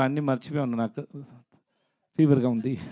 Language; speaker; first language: Telugu; non-native, learner; Tamil